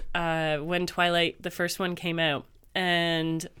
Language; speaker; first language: English; native; English